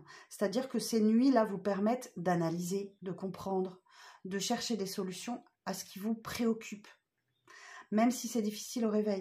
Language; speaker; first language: French; native; French